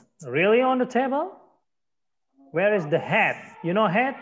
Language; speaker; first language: English; non-native, learner; Indonesian